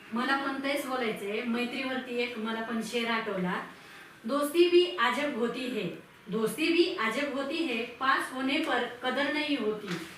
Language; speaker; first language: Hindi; non-native, local second language; Marathi